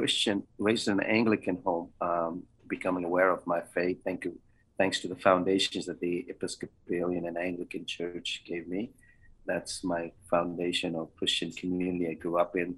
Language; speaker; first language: English; non-native, local second language; Kannada